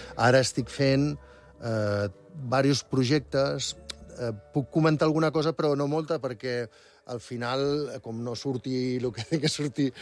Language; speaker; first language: Catalan; native; Catalan